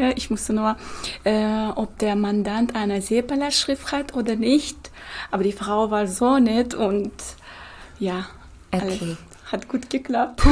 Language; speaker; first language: German; non-native, fluent; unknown